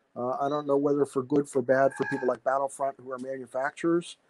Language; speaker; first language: English; native; English